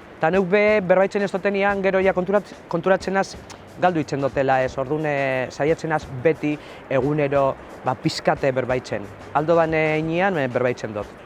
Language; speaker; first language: Basque; non-native, learner; Spanish